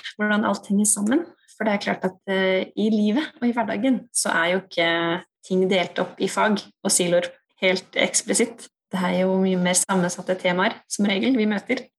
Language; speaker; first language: Norwegian; native; Norwegian